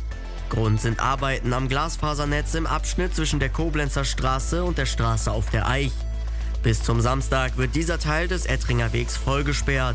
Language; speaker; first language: German; native; German